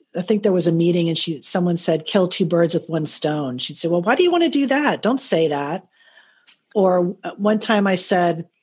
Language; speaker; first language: English; native; English